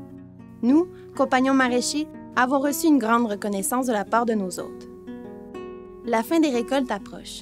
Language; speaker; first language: French; native; French